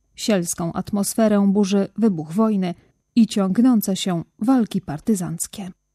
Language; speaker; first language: Polish; native; Polish